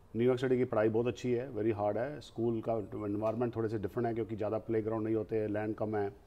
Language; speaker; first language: Hindi; native; Hindi